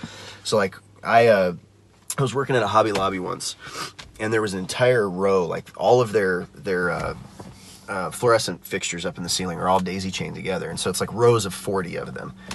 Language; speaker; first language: English; native; English